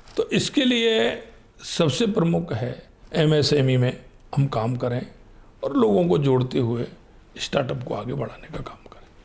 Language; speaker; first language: Hindi; native; Hindi